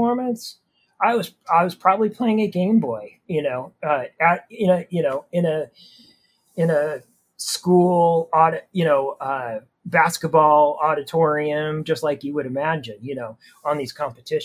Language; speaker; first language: English; native; English